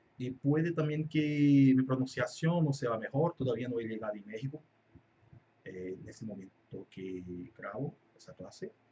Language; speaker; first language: Spanish; non-native, fluent; Portuguese